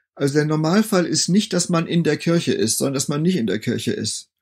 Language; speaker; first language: German; native; German